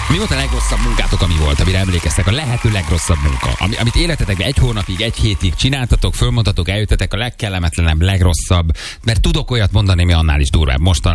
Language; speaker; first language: Hungarian; native; Hungarian